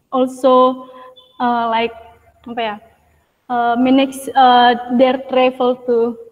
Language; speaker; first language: English; non-native, fluent; Indonesian